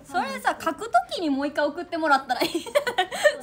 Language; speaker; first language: Japanese; native; Japanese